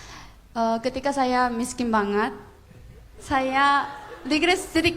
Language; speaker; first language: Indonesian; non-native, fluent; Korean